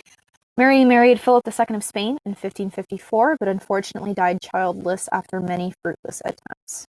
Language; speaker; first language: English; native; English